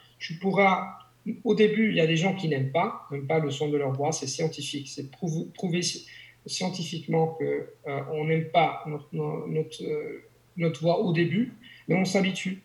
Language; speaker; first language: French; non-native, fluent; Italian